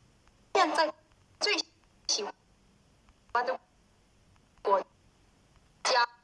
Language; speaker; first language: Chinese; non-native, fluent; Korean